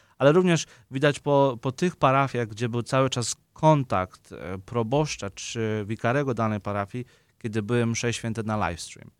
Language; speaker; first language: Polish; native; Polish